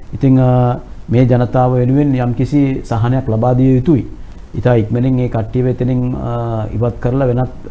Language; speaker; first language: Sinhala; non-native, local second language; Tamil